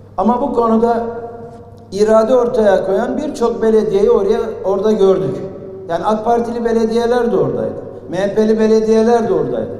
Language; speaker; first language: Turkish; native; Turkish